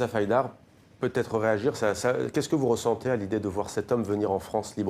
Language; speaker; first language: French; native; French